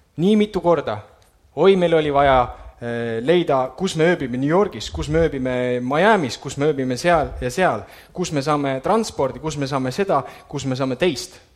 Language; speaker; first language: Estonian; native; Estonian